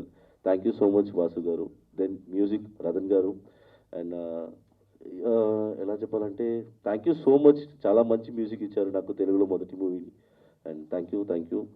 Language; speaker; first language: Telugu; non-native, fluent; Tamil